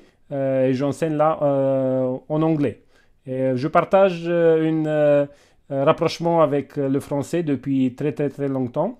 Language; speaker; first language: French; non-native, fluent; Romanian